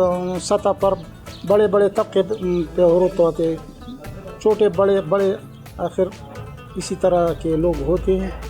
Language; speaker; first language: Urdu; non-native, local second language; Pashto